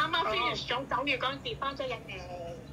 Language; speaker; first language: Cantonese; native; Cantonese